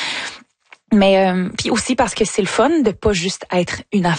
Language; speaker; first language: French; native; French